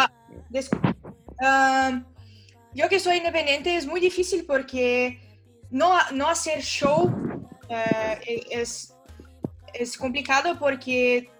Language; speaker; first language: Spanish; non-native, learner; Portuguese